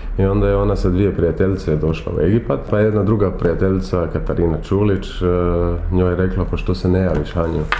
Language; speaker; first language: Croatian; early bilingual, heritage; Croatian